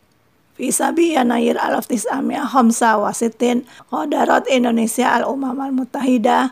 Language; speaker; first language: Arabic; non-native, fluent; Indonesian